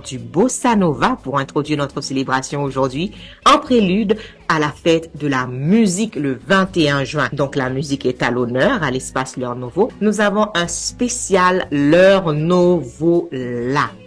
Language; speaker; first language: French; native; French